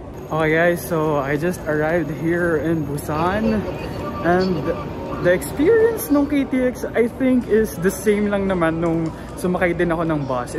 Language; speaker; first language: English; non-native, local second language; Filipino